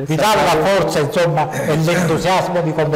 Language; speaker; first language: Italian; native; Italian